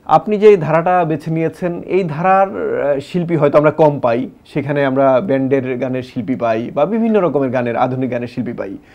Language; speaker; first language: Bangla; native; Bangla